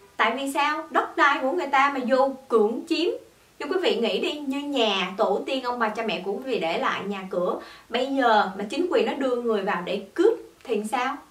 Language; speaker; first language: Vietnamese; early bilingual, heritage; Vietnamese